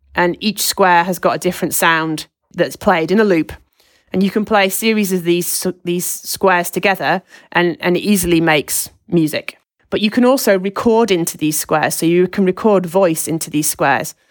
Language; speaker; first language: English; native; English